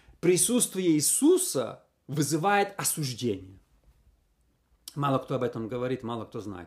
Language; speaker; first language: Russian; native; Russian